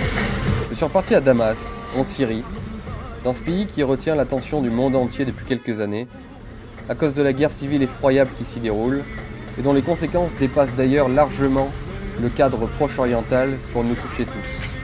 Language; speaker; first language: French; native; French